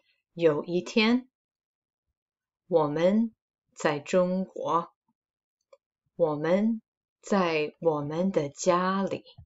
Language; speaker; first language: Chinese; non-native, fluent; English